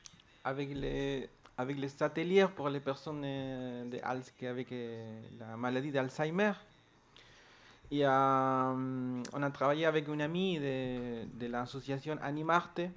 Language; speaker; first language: French; non-native, learner; Spanish